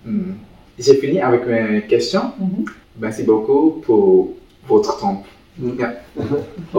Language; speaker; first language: French; non-native, learner; Tamil